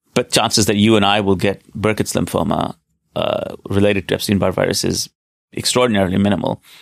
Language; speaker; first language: English; non-native, local second language; Hindi